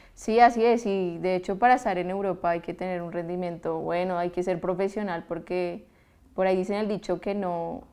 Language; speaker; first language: Spanish; native; Spanish